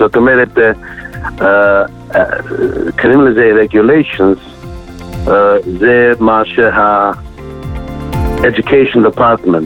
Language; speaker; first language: Hebrew; non-native, fluent; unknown